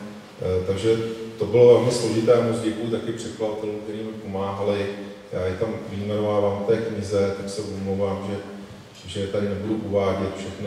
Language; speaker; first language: Czech; native; Czech